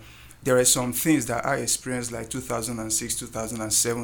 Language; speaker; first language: English; non-native, local second language; Yoruba